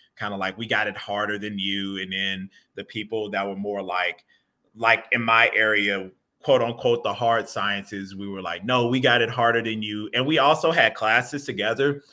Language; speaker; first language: English; native; English